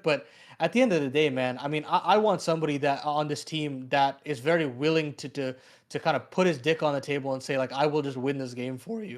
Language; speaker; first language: English; native; English